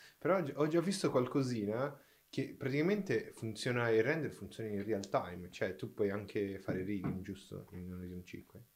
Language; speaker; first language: Italian; non-native, fluent; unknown